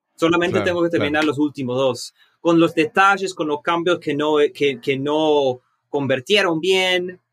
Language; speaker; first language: Spanish; early bilingual, heritage; Spanish